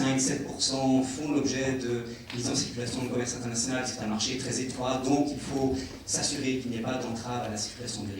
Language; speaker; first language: French; native; French